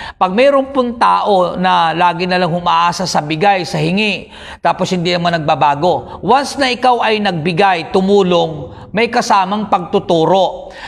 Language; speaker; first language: Filipino; native; Filipino